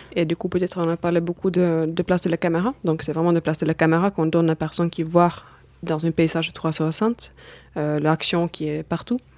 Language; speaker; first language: French; non-native, fluent; Finnish